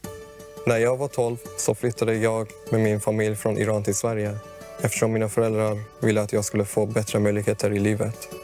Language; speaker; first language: Swedish; early bilingual, other home language; Persian